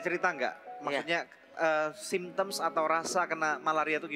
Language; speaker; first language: Indonesian; native; Indonesian